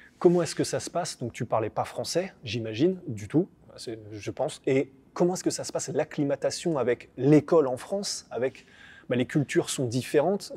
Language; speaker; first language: French; native; French